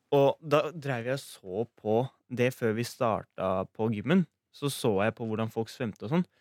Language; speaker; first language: Norwegian; early bilingual, other home language; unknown